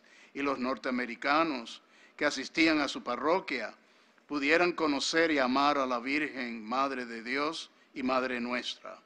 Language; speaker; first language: Spanish; native; Spanish